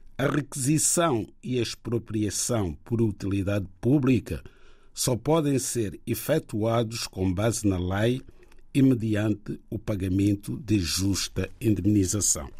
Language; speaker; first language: Portuguese; native; Portuguese